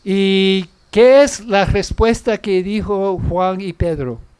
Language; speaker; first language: Spanish; non-native, fluent; English